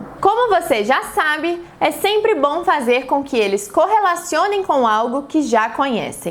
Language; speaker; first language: Portuguese; native; Portuguese